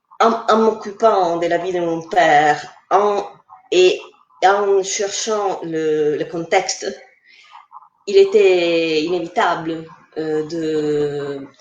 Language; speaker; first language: French; non-native, fluent; Italian